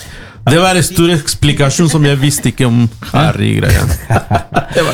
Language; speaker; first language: Swedish; non-native, learner; Spanish